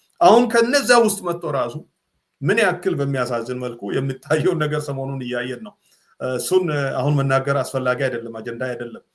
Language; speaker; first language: Amharic; non-native, local second language; Sidamo